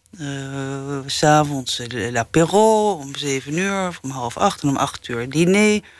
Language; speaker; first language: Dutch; early bilingual, other home language; English